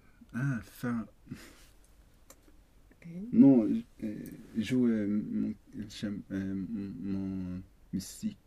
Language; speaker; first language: French; non-native, learner; Swedish